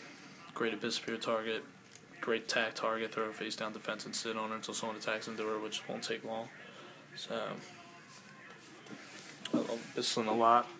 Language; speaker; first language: English; native; English